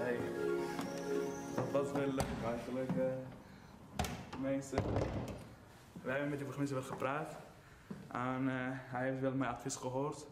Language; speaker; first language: Dutch; non-native, learner; Arabic